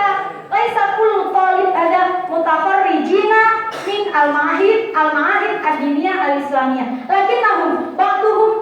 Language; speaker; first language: Arabic; non-native, learner; Indonesian